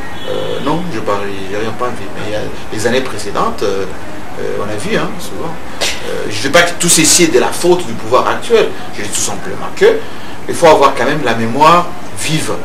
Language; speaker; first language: French; non-native, local second language; Luba-Lulua